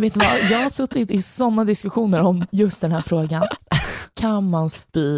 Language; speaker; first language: Swedish; native; Swedish